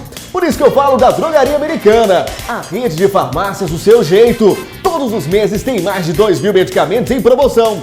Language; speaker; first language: Portuguese; native; Portuguese